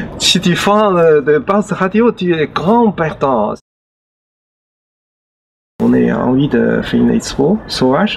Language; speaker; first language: French; non-native, learner; Chinese